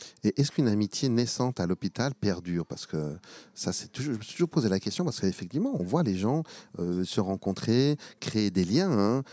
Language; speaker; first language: French; native; French